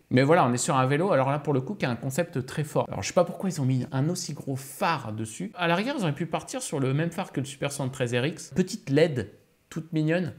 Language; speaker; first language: French; native; French